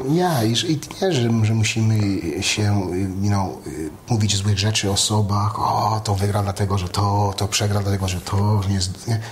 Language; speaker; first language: Polish; early bilingual, heritage; Polish